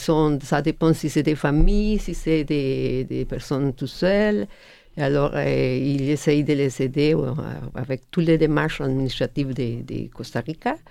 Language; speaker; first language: French; non-native, learner; Spanish